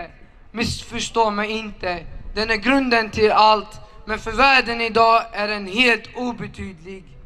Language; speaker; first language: Swedish; early bilingual, other home language; Assyrian Neo-Aramaic